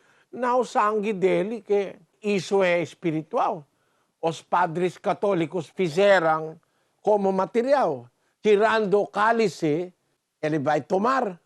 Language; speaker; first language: Portuguese; non-native, learner; Filipino